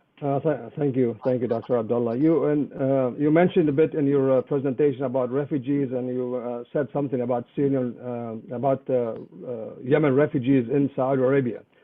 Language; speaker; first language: English; non-native, fluent; Arabic